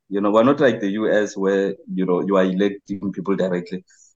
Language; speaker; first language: English; non-native, local second language; Southern Sotho